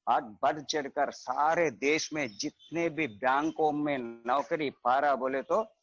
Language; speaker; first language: Hindi; non-native, local second language; Telugu